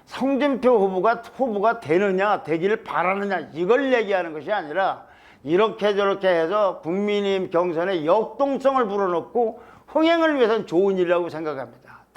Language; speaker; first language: Korean; native; Korean